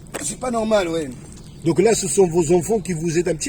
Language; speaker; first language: French; native; French